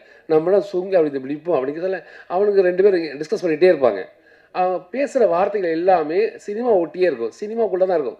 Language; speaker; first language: Tamil; native; Tamil